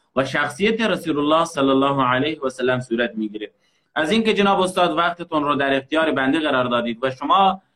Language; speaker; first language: Persian; native; Persian